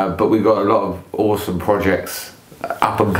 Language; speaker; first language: English; native; English